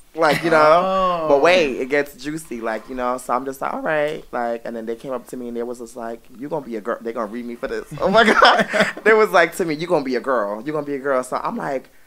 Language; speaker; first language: English; native; English